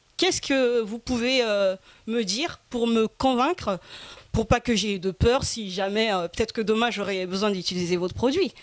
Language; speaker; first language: French; early bilingual, other home language; Lingala